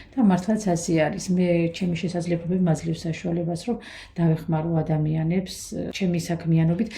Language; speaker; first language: Georgian; non-native, fluent; Russian